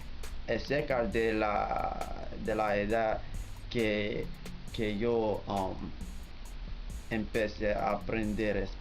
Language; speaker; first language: Spanish; non-native, learner; English